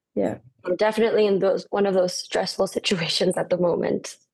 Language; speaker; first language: English; non-native, fluent; Spanish